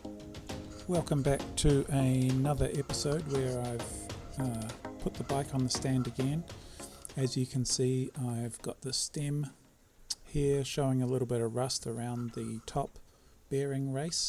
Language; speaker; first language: English; native; English